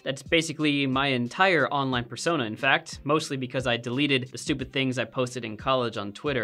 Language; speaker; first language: English; native; English